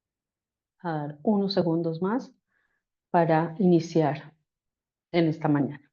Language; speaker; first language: Spanish; native; Spanish